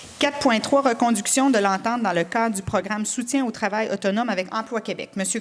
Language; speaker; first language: French; native; French